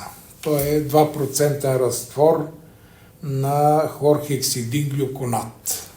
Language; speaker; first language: Bulgarian; native; Bulgarian